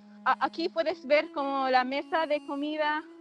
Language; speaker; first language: Spanish; non-native, fluent; Arabic